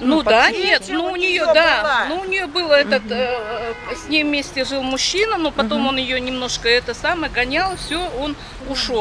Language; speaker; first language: Russian; native; Russian